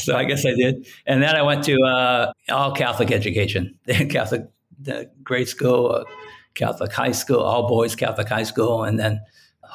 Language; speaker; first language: English; native; English